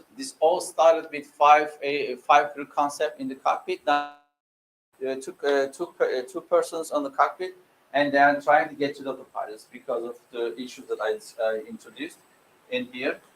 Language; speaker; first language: English; non-native, fluent; Turkish